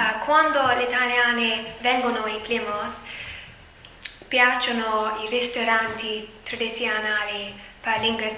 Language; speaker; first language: Italian; non-native, learner; English